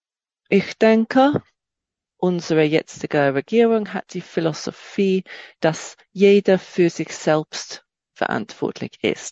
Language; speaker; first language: German; non-native, fluent; English